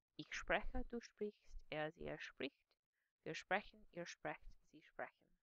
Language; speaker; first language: German; non-native, fluent; English